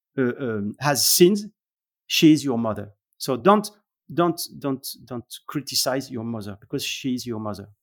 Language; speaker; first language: English; non-native, learner; French